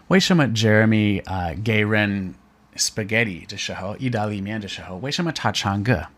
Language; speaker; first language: Chinese; non-native, fluent; English